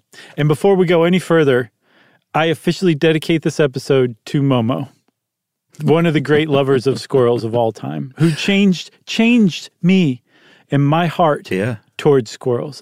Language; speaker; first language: English; native; English